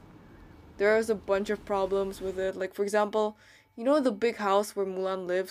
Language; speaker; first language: English; non-native, fluent; Indonesian